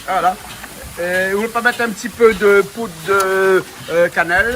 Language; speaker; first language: French; native; French